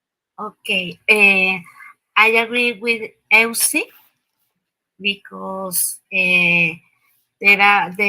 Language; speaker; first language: English; non-native, learner; Spanish